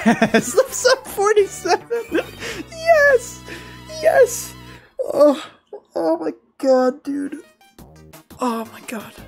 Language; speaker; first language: English; native; English